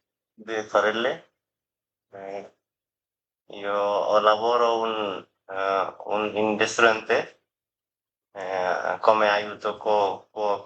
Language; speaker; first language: Italian; non-native, learner; Bangla